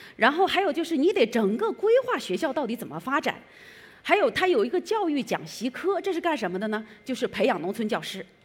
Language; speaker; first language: Chinese; native; Chinese